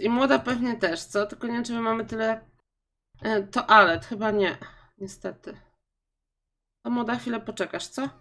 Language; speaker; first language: Polish; native; Polish